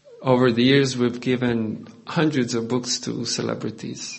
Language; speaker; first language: English; non-native, fluent; Croatian